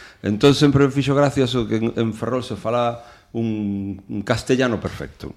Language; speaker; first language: Galician; non-native, local second language; Spanish